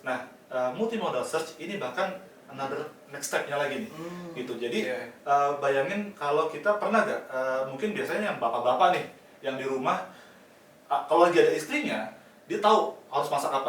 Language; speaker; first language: Indonesian; native; Indonesian